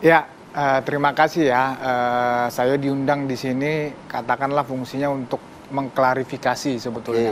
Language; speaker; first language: Indonesian; native; Indonesian